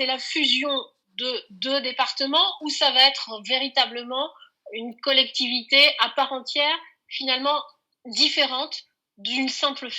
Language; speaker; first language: French; native; French